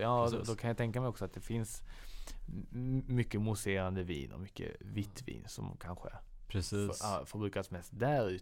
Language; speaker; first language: Swedish; native; Swedish